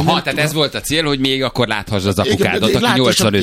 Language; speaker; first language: Hungarian; native; Hungarian